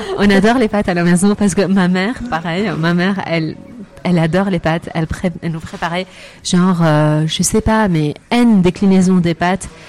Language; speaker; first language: French; non-native, fluent; Arabic